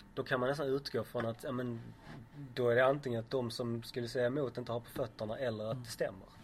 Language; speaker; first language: Swedish; native; Swedish